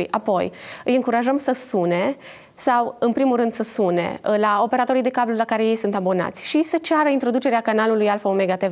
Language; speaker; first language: Romanian; native; Romanian